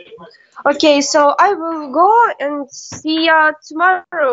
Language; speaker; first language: English; non-native, learner; Russian